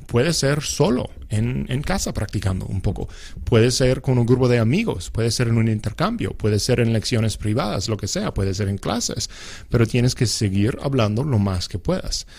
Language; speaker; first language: Spanish; non-native, fluent; English